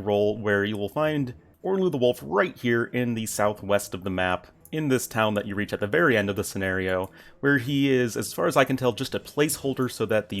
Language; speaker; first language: English; native; English